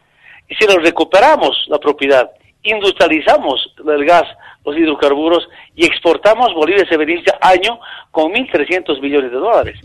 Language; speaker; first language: Spanish; native; Spanish